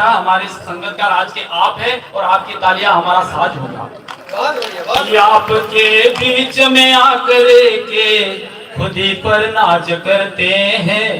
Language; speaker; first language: Hindi; non-native, local second language; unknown